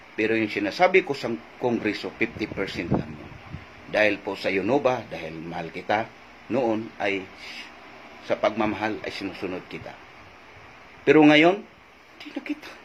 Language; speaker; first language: Filipino; non-native, local second language; Cebuano